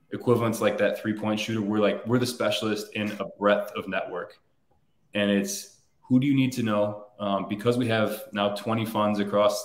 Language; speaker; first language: English; native; English